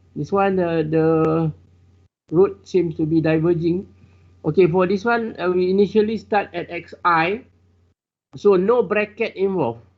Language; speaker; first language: English; non-native, local second language; Malay